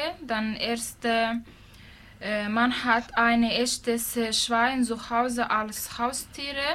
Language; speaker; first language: German; non-native, learner; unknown